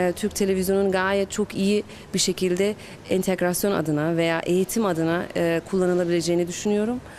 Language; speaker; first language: Turkish; early bilingual, heritage; Turkish